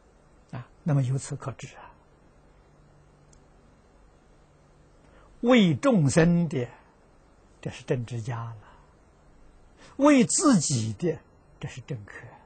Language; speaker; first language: Chinese; native; Chinese